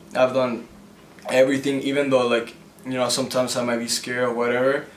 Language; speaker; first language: English; early bilingual, other home language; Spanish